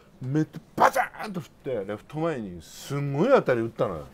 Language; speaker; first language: Japanese; native; Japanese